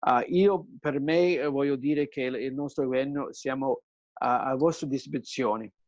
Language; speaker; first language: Italian; early bilingual, heritage; Italian